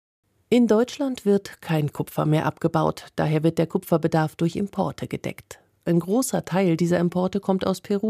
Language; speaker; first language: German; native; German